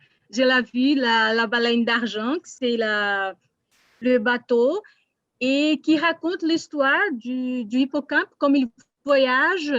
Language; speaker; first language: French; non-native, fluent; Portuguese